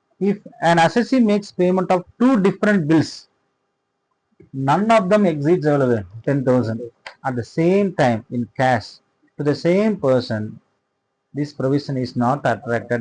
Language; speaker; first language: English; non-native, local second language; Tamil